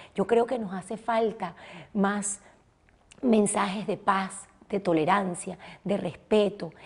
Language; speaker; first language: Spanish; native; Spanish